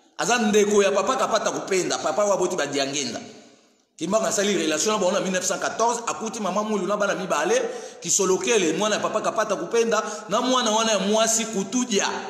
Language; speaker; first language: Lingala; non-native, local second language; Kongo